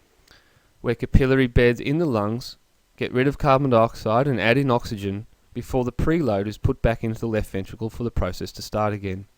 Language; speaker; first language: English; native; English